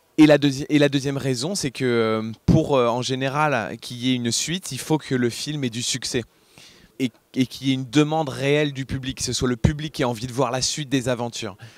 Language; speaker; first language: French; native; French